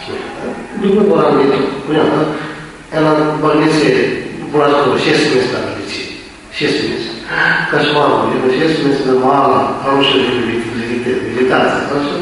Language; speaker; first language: Russian; non-native, learner; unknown